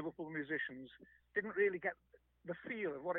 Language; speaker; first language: English; native; English